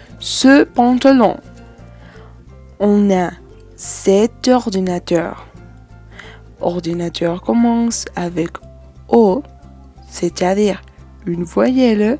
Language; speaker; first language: French; non-native, fluent; Spanish